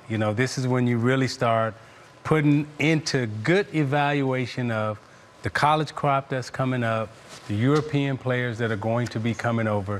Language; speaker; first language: English; native; English